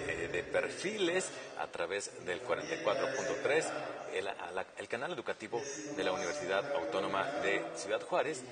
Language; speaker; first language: Spanish; native; Spanish